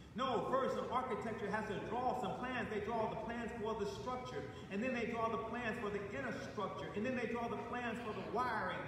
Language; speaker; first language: English; native; English